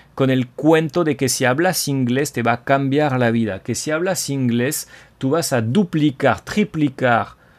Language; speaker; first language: Spanish; non-native, fluent; French